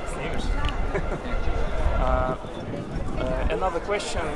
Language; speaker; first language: English; non-native, learner; Russian